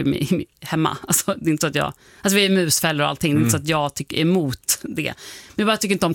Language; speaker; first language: Swedish; native; Swedish